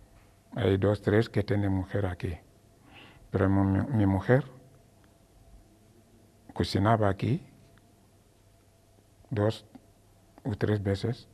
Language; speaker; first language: Spanish; non-native, learner; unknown